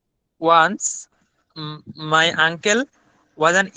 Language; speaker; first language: English; non-native, learner; Bangla